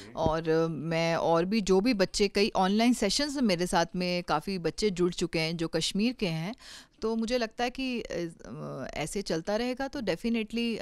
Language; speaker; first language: Hindi; native; Hindi